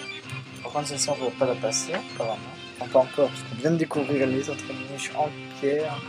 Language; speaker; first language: French; native; French